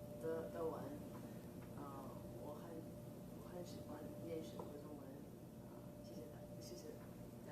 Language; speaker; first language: Chinese; non-native, learner; English